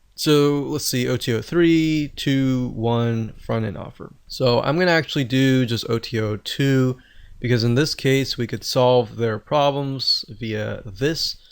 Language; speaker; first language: English; native; English